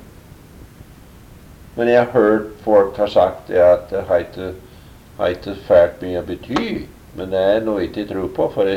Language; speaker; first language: Norwegian; early bilingual, heritage; Norwegian